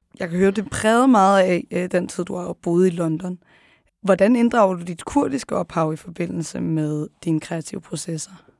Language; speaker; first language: Danish; early bilingual, other home language; Arabic